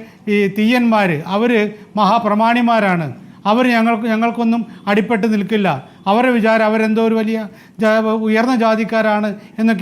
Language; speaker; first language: Malayalam; native; Malayalam